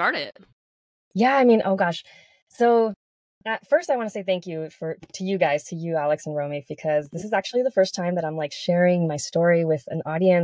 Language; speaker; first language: English; native; English